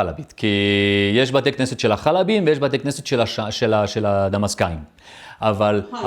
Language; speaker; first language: Hebrew; early bilingual, other home language; French